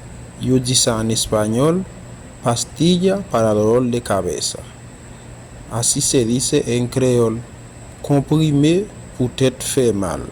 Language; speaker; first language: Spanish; non-native, fluent; Haitian Creole